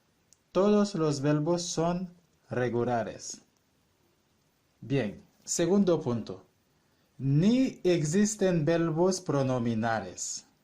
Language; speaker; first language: Spanish; non-native, fluent; Haitian Creole